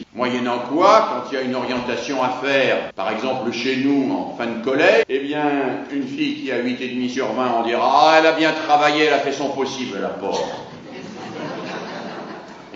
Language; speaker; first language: French; native; French